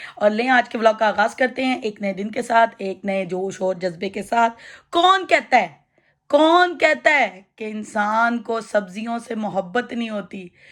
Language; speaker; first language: Urdu; non-native, local second language; Punjabi